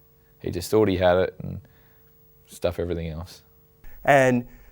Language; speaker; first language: English; native; English